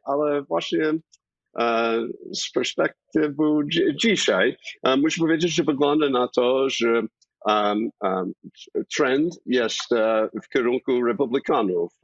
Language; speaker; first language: Polish; non-native, fluent; English